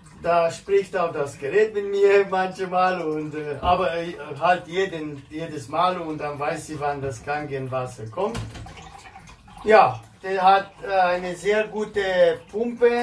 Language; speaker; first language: German; non-native, fluent; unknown